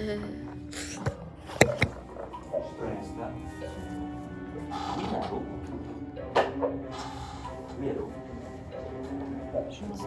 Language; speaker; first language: French; native; French